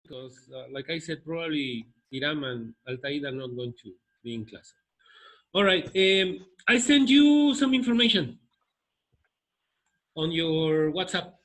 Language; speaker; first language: English; non-native, fluent; Spanish